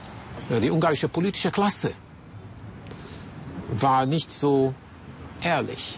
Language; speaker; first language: German; non-native, fluent; Hungarian